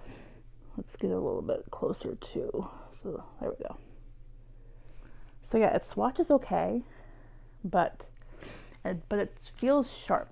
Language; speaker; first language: English; native; English